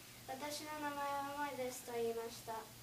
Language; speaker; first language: Japanese; early bilingual, heritage; Japanese